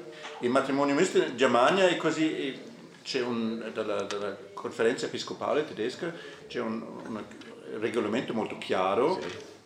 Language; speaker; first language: Italian; non-native, fluent; German